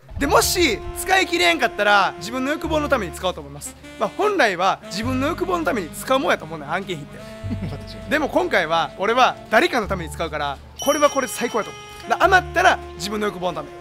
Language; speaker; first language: Japanese; native; Japanese